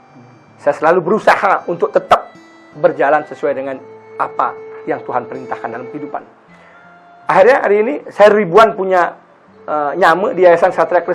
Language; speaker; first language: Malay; non-native, local second language; Balinese